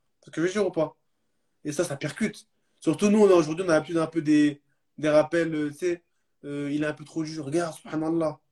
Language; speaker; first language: French; early bilingual, other home language; Arabic